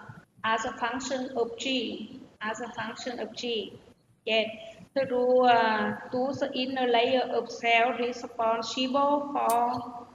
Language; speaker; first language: English; non-native, learner; Vietnamese